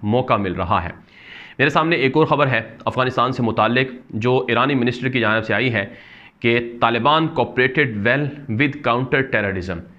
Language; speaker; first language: Urdu; native; Urdu